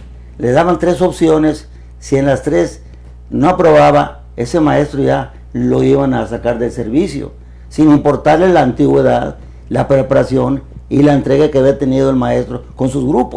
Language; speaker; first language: Spanish; native; Spanish